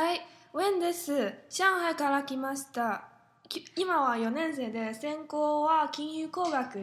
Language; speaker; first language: Japanese; non-native, learner; Chinese